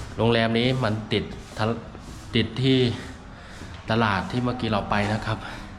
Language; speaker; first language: Thai; non-native, fluent; Chinese